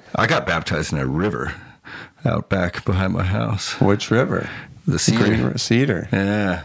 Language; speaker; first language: English; native; English